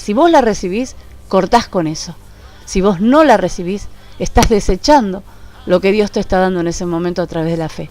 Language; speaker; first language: Spanish; native; Spanish